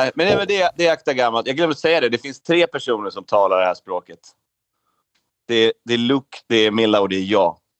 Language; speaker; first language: Swedish; native; Swedish